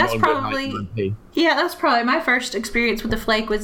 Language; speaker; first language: English; native; English